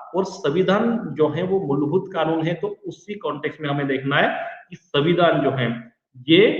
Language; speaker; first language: Hindi; non-native, local second language; Marathi